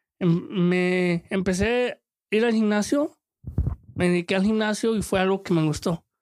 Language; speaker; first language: Spanish; early bilingual, heritage; Spanish